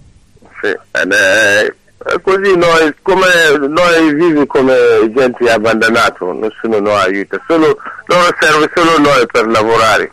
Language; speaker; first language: Italian; non-native, learner; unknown